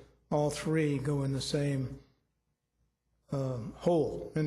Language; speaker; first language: English; native; English